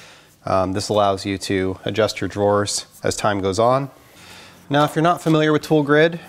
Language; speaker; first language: English; native; English